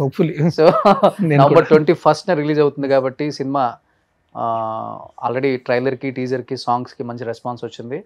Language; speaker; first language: Telugu; native; Telugu